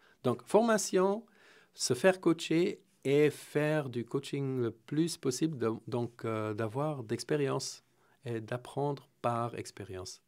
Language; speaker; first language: French; non-native, fluent; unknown